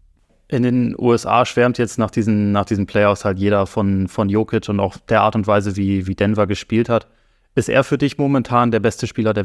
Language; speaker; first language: German; native; German